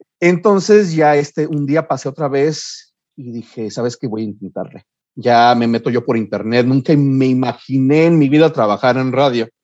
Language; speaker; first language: Spanish; early bilingual, heritage; Spanish